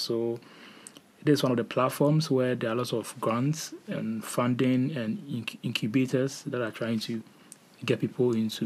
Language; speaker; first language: English; non-native, local second language; Akan